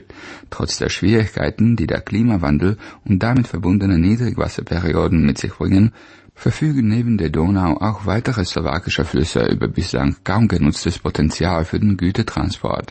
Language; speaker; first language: German; native; German